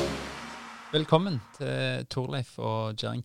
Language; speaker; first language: Norwegian; native; Norwegian